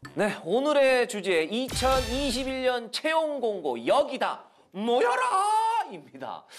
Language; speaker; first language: Korean; native; Korean